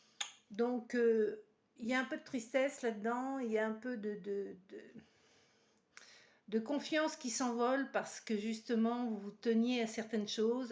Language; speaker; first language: French; native; French